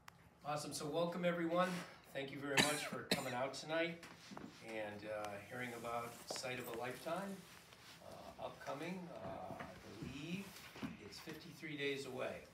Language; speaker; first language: English; native; English